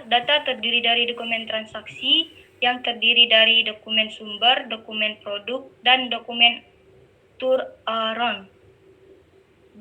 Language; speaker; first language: Indonesian; native; Indonesian